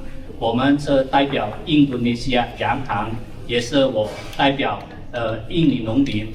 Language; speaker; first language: Chinese; non-native, learner; Indonesian